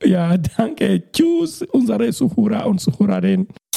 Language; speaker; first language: German; non-native, learner; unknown